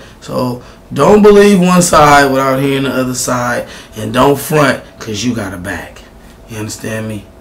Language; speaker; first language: English; native; English